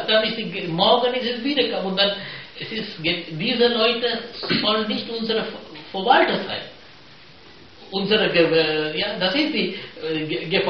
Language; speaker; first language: German; non-native, fluent; Sinhala